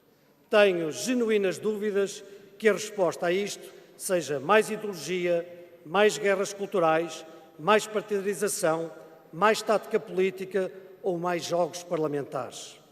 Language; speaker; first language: Portuguese; native; Portuguese